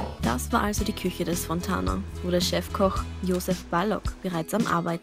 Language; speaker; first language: German; native; German